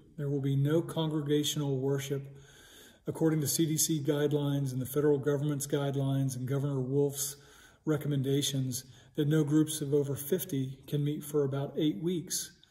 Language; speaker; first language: English; native; English